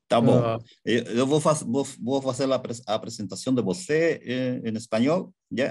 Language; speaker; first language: Portuguese; non-native, learner; Spanish